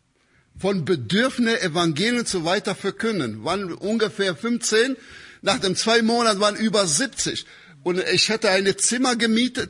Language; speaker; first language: German; non-native, fluent; Albanian